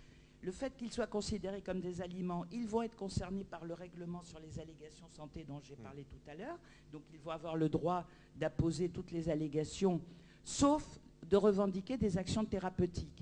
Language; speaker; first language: French; native; French